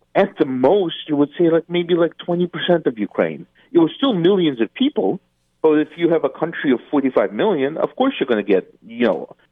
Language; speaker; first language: English; non-native, fluent; Russian